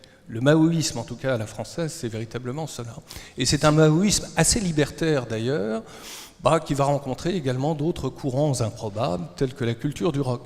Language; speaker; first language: French; native; French